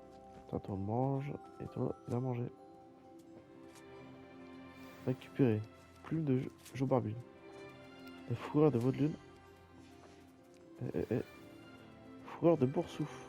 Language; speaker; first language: French; native; French